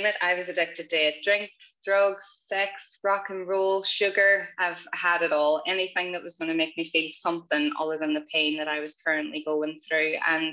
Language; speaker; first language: English; native; English